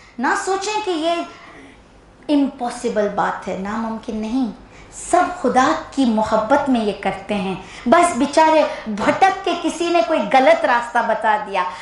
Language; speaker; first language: Urdu; early bilingual, heritage; Urdu